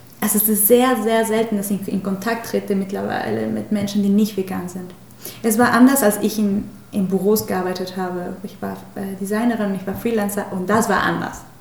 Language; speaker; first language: German; non-native, fluent; Spanish